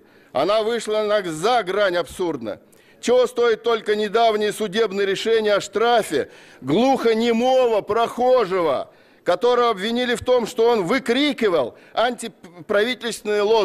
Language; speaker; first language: Russian; native; Russian